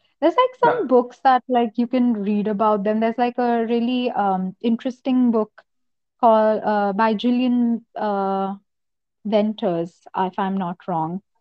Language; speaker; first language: English; non-native, local second language; Hindi